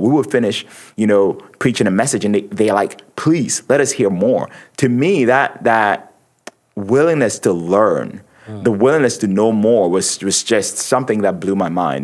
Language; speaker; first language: English; non-native, local second language; Akan